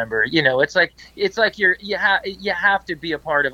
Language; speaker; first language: English; native; English